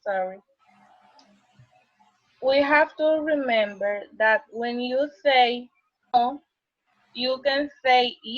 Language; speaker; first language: English; non-native, learner; Spanish